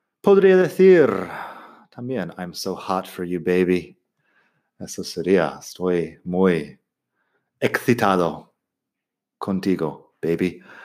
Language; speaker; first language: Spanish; non-native, fluent; English